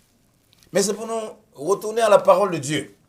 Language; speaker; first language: French; non-native, local second language; Haitian Creole